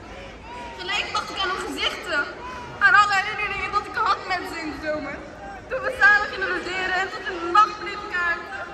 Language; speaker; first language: Dutch; early bilingual, other home language; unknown